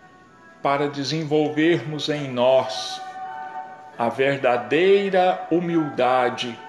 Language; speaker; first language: Portuguese; native; Portuguese